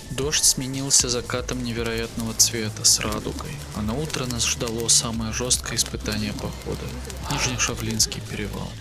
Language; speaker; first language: Russian; native; Russian